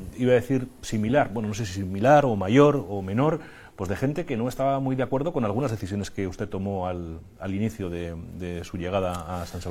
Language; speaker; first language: Spanish; native; Spanish